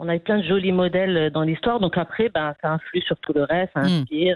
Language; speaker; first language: French; non-native, local second language; Arabic